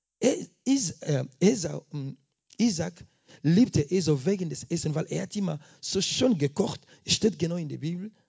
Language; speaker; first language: German; non-native, fluent; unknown